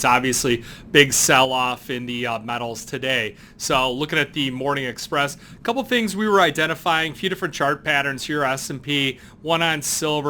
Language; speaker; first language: English; native; English